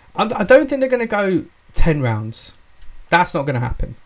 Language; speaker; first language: English; native; English